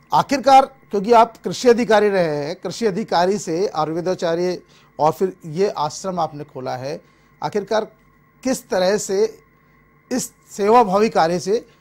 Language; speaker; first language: Hindi; native; Hindi